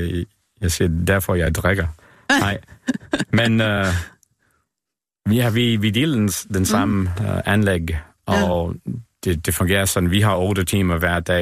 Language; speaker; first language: Danish; non-native, fluent; English